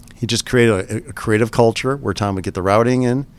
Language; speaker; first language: English; native; English